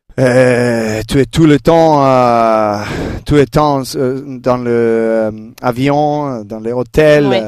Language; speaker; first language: French; non-native, learner; Serbian